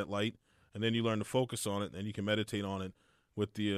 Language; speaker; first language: English; native; English